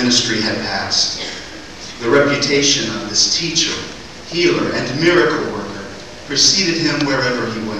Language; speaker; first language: English; native; English